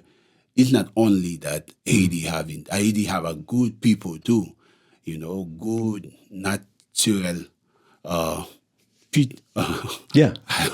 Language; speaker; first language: English; non-native, local second language; Haitian Creole